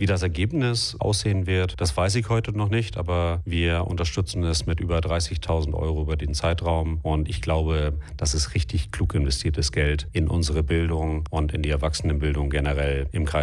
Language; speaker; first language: German; native; German